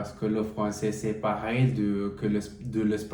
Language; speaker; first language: French; non-native, learner; Spanish